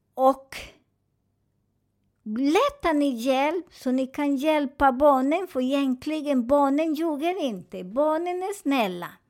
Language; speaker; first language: Swedish; non-native, fluent; Spanish